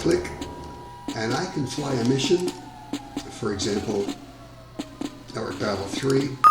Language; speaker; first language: English; native; English